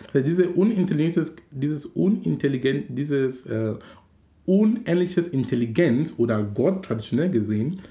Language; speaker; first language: German; non-native, fluent; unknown